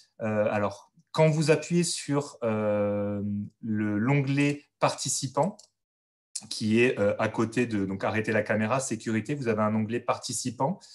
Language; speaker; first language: French; native; French